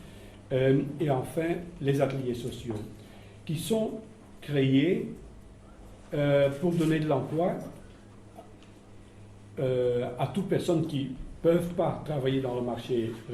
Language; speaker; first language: French; non-native, local second language; Dutch